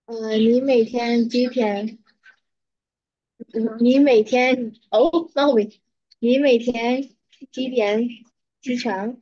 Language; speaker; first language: Chinese; non-native, learner; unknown